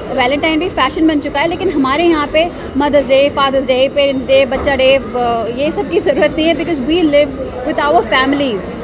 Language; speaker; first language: Hindi; native; Hindi